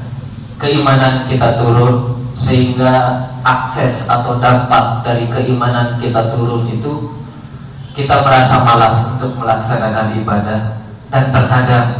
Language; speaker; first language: Indonesian; native; Indonesian